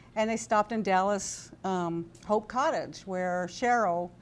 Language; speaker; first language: English; native; English